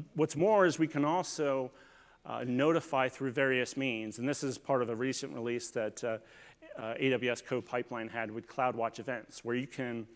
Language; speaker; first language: English; native; English